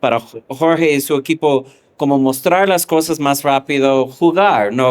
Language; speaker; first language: Spanish; non-native, fluent; English